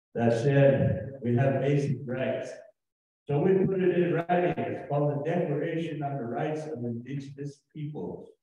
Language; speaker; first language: English; native; English